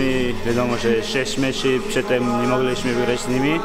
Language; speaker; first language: Polish; non-native, learner; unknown